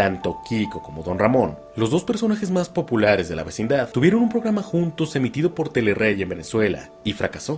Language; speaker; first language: Spanish; native; Spanish